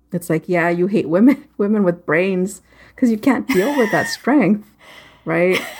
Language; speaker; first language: English; native; English